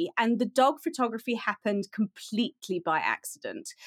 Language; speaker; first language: English; native; English